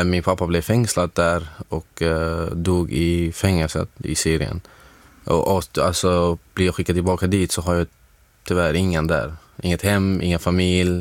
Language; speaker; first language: Swedish; non-native, fluent; Arabic